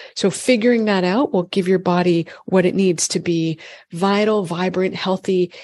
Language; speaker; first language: English; native; English